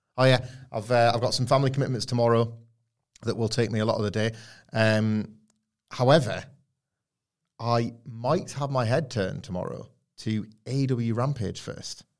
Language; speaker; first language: English; native; English